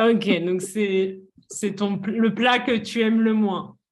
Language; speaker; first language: French; non-native, fluent; English